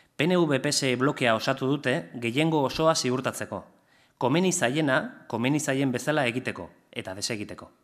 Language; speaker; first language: Basque; non-native, local second language; Spanish